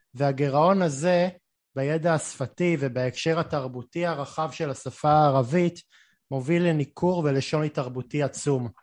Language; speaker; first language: Hebrew; native; Hebrew